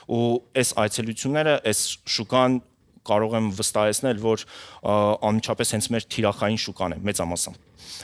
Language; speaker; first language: Armenian; native; Armenian